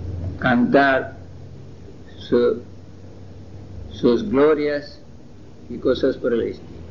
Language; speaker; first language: Spanish; non-native, fluent; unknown